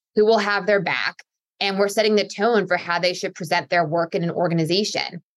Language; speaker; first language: English; native; English